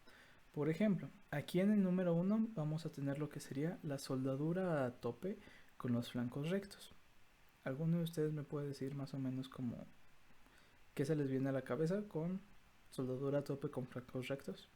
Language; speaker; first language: Spanish; native; Spanish